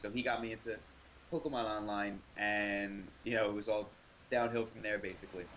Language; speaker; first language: English; native; English